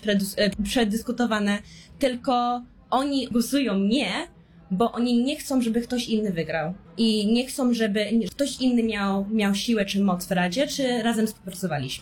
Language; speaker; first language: Polish; early bilingual, heritage; Polish